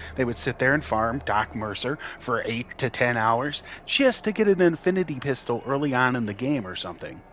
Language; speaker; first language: English; native; English